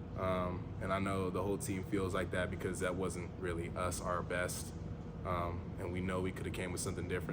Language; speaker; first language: English; native; English